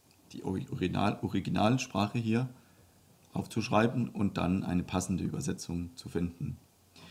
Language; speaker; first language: German; non-native, fluent; Danish